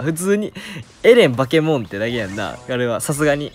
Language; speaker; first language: Japanese; native; Japanese